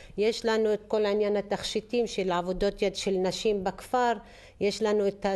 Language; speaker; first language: Hebrew; non-native, local second language; Arabic